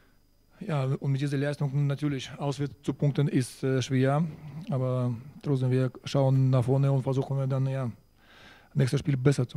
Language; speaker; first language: German; non-native, fluent; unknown